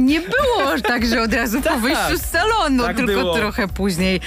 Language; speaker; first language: Polish; native; Polish